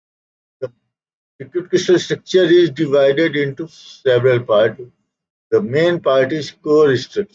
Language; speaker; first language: English; non-native, local second language; Hindi